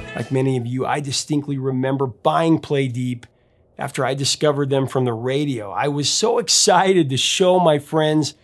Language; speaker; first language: English; native; English